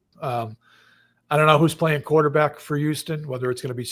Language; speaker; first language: English; native; English